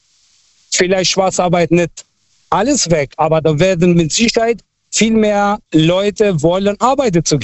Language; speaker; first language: German; non-native, fluent; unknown